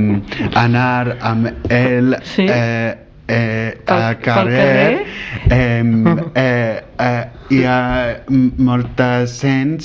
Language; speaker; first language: Catalan; non-native, learner; English